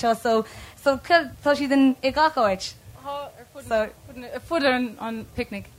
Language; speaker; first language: Irish; non-native, local second language; English